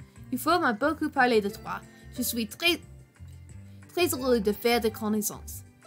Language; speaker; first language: French; non-native, fluent; English